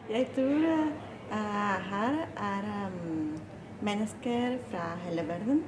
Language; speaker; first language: Norwegian; non-native, learner; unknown